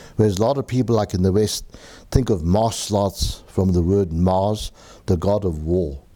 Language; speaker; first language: English; native; English